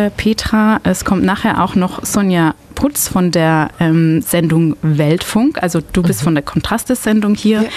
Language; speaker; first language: German; non-native, fluent; Dutch